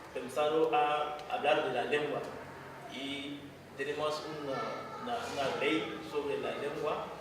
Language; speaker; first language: Spanish; non-native, fluent; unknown